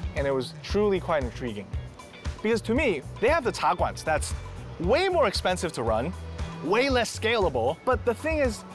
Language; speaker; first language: English; non-native, fluent; Chinese